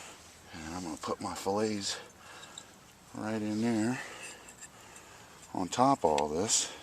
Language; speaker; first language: English; native; English